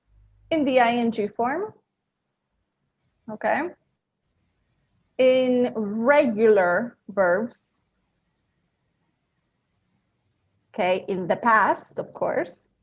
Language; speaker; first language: English; non-native, fluent; Spanish